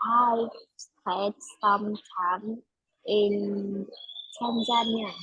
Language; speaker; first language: English; non-native, learner; Vietnamese